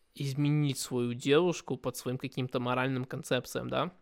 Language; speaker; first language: Russian; early bilingual, other home language; English